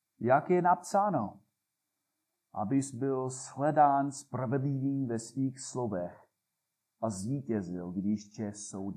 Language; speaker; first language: Czech; non-native, fluent; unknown